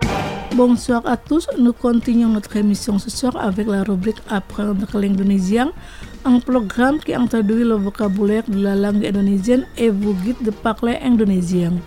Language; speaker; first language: French; non-native, fluent; Indonesian